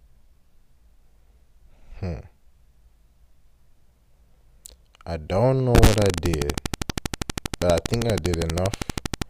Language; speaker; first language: English; non-native, local second language; German